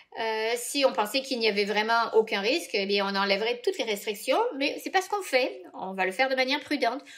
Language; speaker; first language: French; native; French